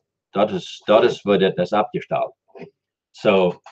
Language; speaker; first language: German; non-native, learner; Dutch